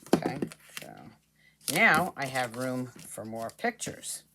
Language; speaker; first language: English; native; English